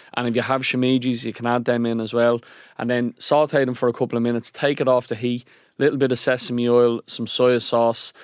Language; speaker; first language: English; native; English